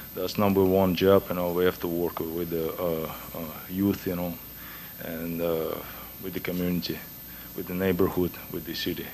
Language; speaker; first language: English; non-native, fluent; Russian